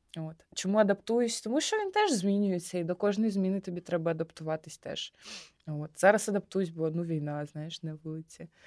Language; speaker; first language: Ukrainian; non-native, local second language; Russian